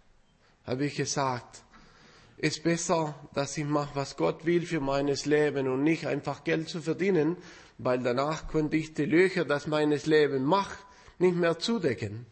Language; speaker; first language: German; non-native, fluent; Spanish